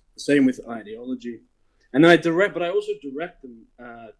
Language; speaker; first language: English; native; English